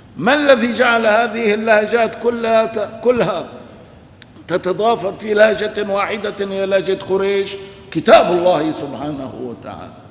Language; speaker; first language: Arabic; non-native, local second language; Kurdish